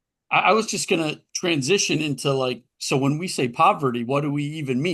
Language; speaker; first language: English; native; English